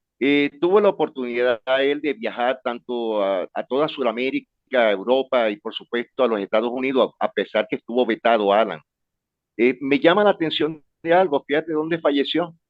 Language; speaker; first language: Spanish; native; Spanish